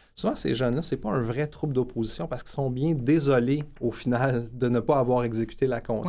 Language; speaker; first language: French; native; French